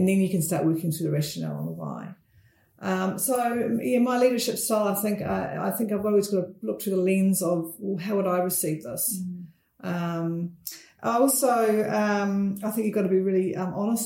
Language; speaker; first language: English; native; English